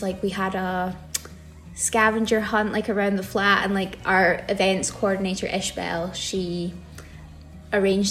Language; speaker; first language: English; native; English